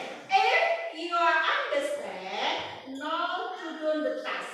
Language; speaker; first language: English; non-native, learner; Indonesian